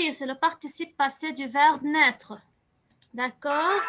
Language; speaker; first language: French; non-native, local second language; Arabic